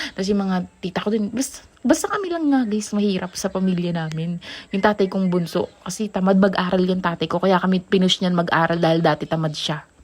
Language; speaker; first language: Filipino; native; Filipino